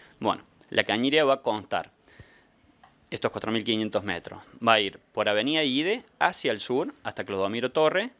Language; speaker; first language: Spanish; native; Spanish